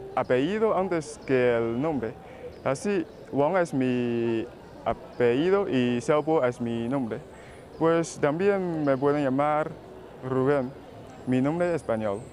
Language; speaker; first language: Spanish; non-native, fluent; Chinese